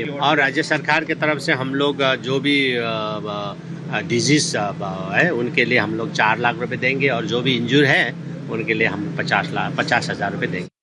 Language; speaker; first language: Hindi; non-native, local second language; Nepali